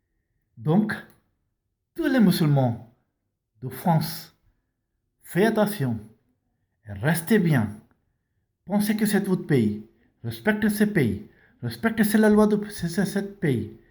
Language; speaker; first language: French; non-native, learner; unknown